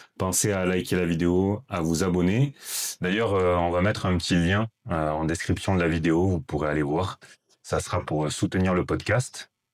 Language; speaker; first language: French; native; French